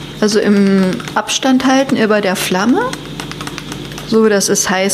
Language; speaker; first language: German; native; German